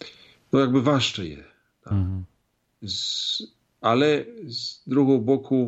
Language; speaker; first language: Polish; non-native, learner; Ukrainian